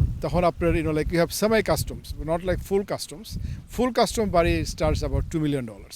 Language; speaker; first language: Bangla; native; Bangla